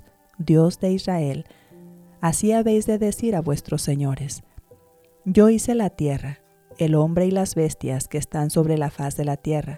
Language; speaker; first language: Spanish; native; Spanish